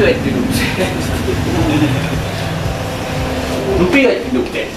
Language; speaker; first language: French; non-native, learner; Haitian Creole